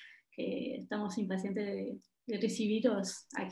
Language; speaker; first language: Spanish; non-native, fluent; French